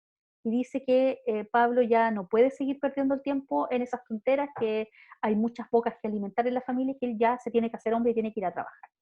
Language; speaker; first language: Spanish; native; Spanish